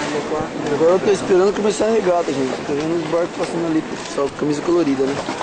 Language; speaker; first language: Portuguese; native; Portuguese